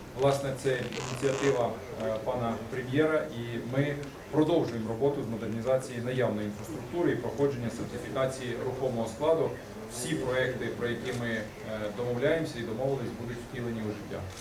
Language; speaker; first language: Ukrainian; native; Ukrainian